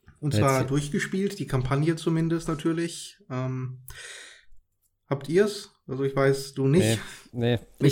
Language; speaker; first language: German; native; German